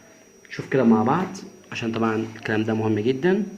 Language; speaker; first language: Arabic; native; Arabic